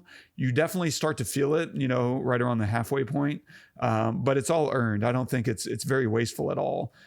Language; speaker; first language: English; native; English